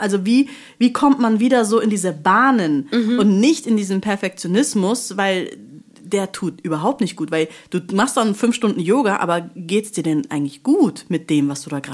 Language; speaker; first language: German; native; German